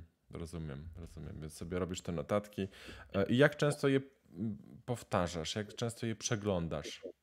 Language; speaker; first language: Polish; native; Polish